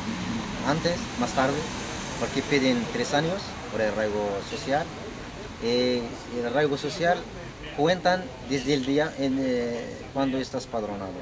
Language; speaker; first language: Spanish; non-native, learner; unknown